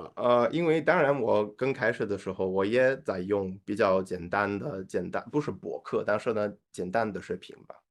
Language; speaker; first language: Chinese; non-native, fluent; English